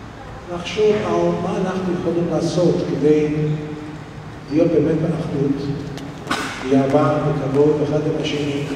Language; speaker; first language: Hebrew; non-native, fluent; English